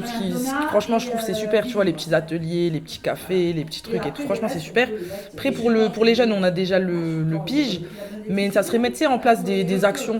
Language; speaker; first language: French; native; French